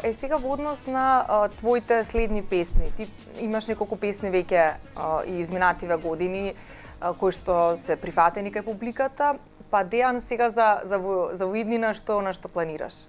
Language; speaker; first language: Macedonian; native; Macedonian